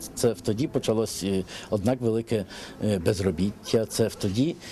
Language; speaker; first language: Ukrainian; early bilingual, heritage; Ukrainian